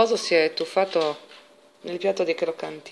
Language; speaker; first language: Italian; native; Italian